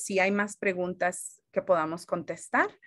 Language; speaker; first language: Spanish; early bilingual, heritage; Spanish